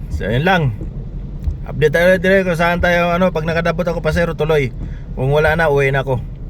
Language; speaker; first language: Filipino; native; Filipino